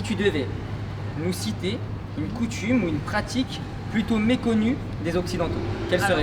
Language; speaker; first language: French; native; French